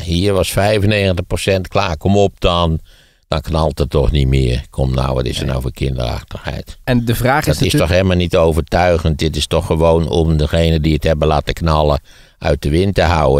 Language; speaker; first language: Dutch; native; Dutch